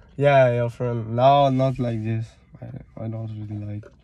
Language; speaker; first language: English; non-native, learner; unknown